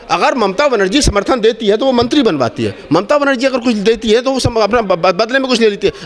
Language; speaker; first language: Hindi; native; Hindi